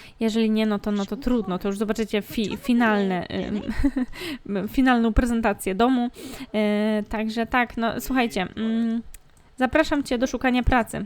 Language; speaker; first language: Polish; native; Polish